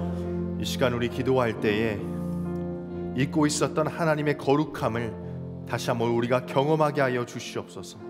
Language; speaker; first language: Korean; native; Korean